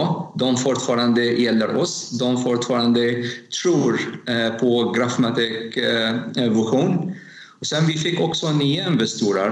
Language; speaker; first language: Swedish; non-native, fluent; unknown